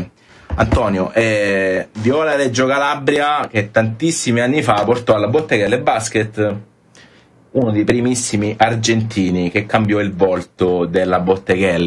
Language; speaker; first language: Italian; native; Italian